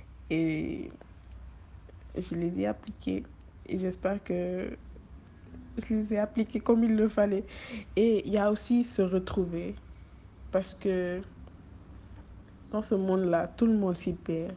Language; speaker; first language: French; non-native, local second language; Wolof